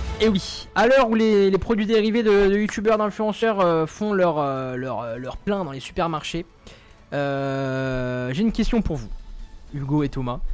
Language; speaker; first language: French; native; French